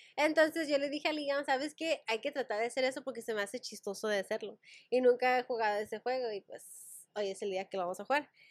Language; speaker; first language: Spanish; early bilingual, heritage; Spanish